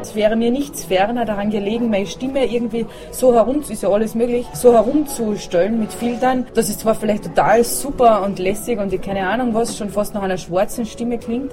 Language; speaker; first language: German; native; German